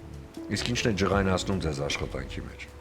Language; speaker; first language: Armenian; native; Armenian